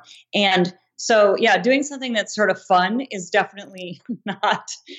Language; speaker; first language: English; native; English